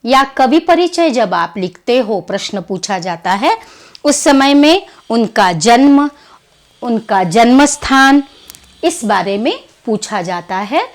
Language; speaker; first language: Hindi; non-native, local second language; Kannada